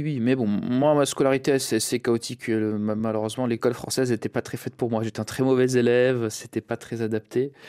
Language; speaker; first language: French; early bilingual, other home language; Russian